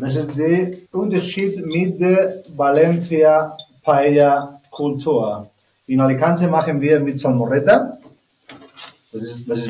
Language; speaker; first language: German; non-native, learner; Spanish